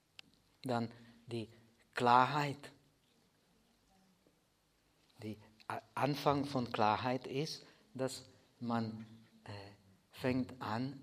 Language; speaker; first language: German; non-native, fluent; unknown